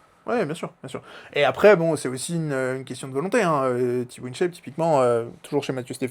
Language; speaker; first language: French; native; French